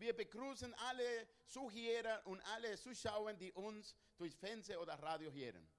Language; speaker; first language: German; non-native, learner; Spanish